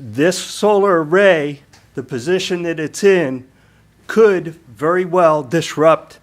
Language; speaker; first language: English; native; English